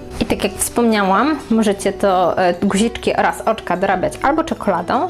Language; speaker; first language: Polish; native; Polish